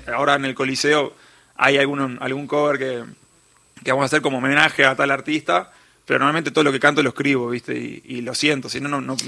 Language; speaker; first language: Spanish; native; Spanish